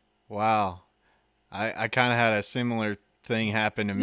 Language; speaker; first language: English; native; English